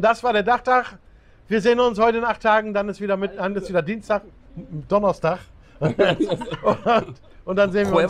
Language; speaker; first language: German; native; German